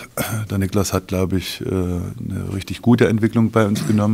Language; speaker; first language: German; native; German